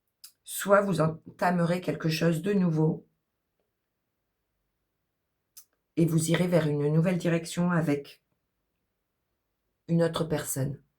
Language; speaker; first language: French; native; French